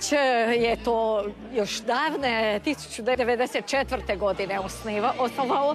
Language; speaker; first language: Croatian; early bilingual, heritage; Croatian